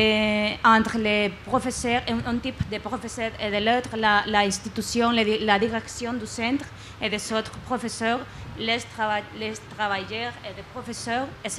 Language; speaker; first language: French; non-native, learner; Spanish